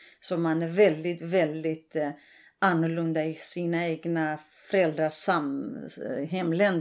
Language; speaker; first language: Swedish; non-native, fluent; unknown